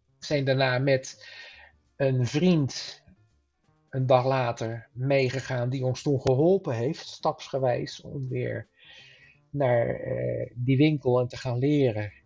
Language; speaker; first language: Dutch; native; Dutch